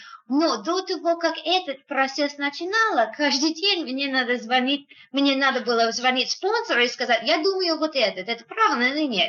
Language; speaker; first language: Russian; non-native, fluent; English